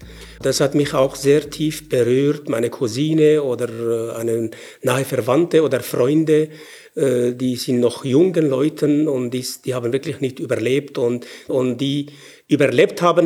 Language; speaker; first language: German; non-native, fluent; Arabic